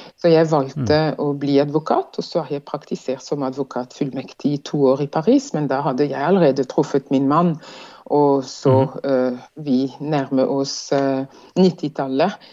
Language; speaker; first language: Norwegian; non-native, fluent; French